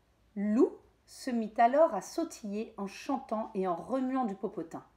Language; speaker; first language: French; native; French